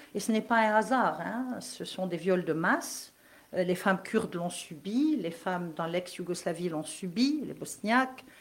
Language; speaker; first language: French; non-native, local second language; Kabyle